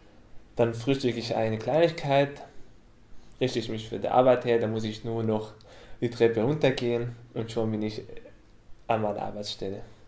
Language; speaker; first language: German; non-native, fluent; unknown